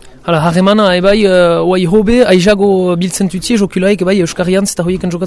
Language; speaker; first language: Basque; native; Basque